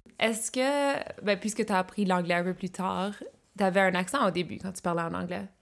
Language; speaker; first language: French; native; French